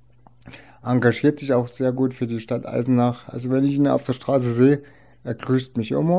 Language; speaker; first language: German; native; German